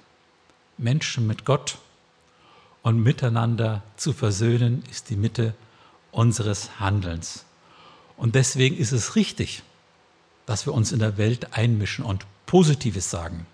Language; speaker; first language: German; native; German